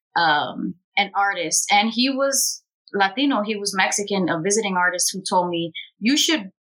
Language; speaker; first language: English; native; English